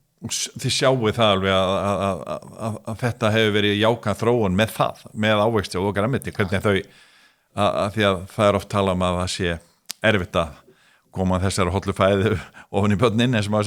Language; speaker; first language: Icelandic; native; Icelandic